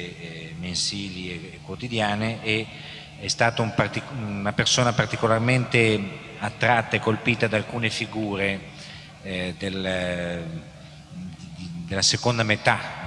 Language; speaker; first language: Italian; native; Italian